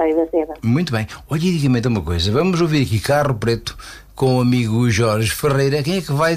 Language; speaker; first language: Portuguese; native; Portuguese